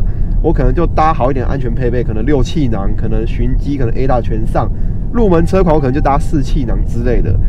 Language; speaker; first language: Chinese; native; Chinese